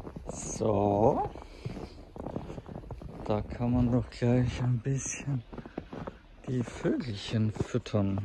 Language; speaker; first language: German; native; German